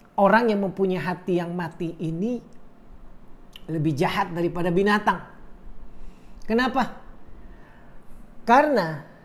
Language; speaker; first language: Indonesian; native; Indonesian